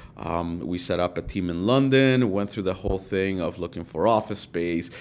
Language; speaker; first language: English; early bilingual, other home language; Spanish